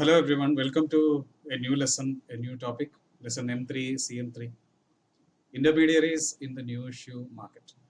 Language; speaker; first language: English; non-native, local second language; Malayalam